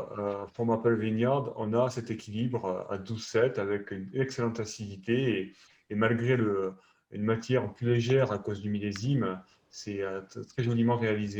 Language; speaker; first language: French; native; French